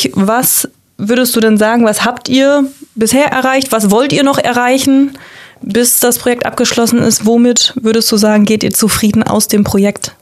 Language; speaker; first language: German; native; German